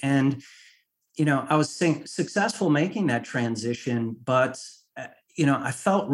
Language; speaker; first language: English; native; English